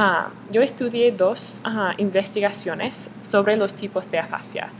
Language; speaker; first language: Spanish; non-native, learner; English